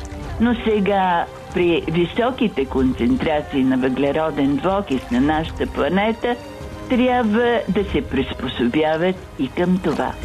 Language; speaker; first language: Bulgarian; native; Bulgarian